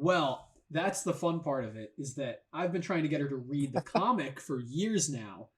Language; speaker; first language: English; native; English